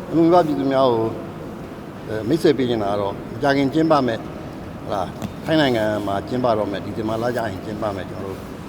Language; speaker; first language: Burmese; native; Burmese